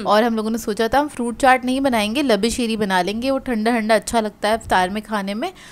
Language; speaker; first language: Hindi; native; Hindi